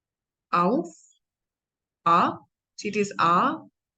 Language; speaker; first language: German; non-native, learner; Hindi